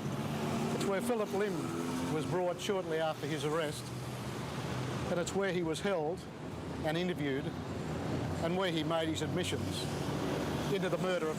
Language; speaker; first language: English; native; English